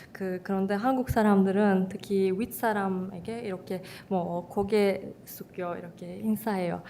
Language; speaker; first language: Korean; non-native, fluent; Turkish